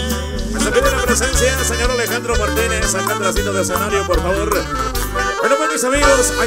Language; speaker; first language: Spanish; native; Spanish